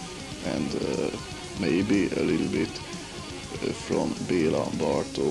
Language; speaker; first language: English; non-native, learner; Hungarian